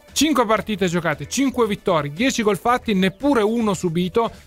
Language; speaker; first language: Italian; native; Italian